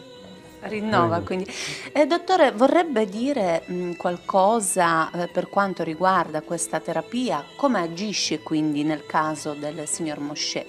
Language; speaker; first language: Italian; native; Italian